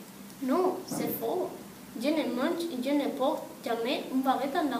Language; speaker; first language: French; non-native, learner; Portuguese